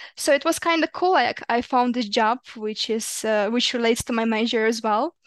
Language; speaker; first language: English; non-native, fluent; Ukrainian